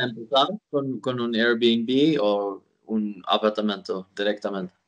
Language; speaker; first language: Spanish; non-native, learner; Swedish